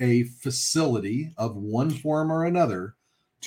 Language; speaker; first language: English; native; English